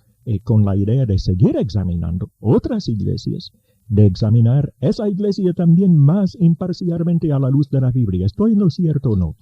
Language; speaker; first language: Spanish; native; Spanish